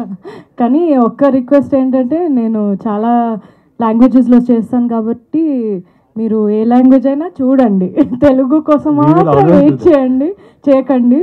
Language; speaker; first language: Telugu; non-native, fluent; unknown